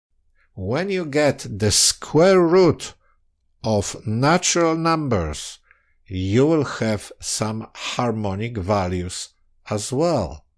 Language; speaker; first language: English; non-native, fluent; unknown